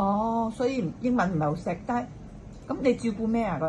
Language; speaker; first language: Cantonese; native; Cantonese